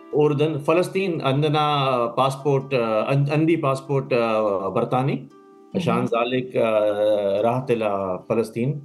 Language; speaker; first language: Arabic; non-native, learner; Urdu